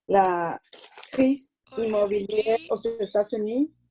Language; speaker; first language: French; non-native, learner; Spanish